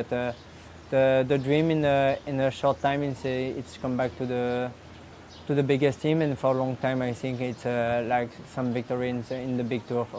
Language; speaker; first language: English; non-native, learner; French